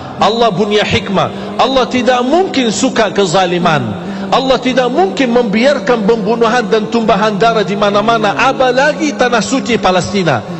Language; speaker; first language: Malay; non-native, fluent; Arabic